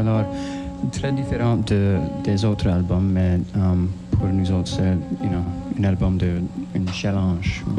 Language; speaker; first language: French; non-native, local second language; English